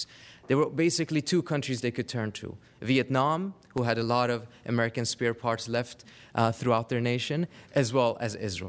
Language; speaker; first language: English; non-native, fluent; Persian